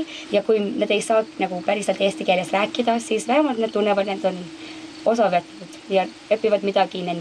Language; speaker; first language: Estonian; early bilingual, heritage; Estonian